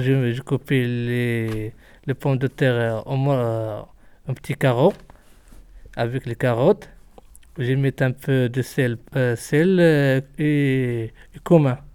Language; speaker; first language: French; non-native, learner; Arabic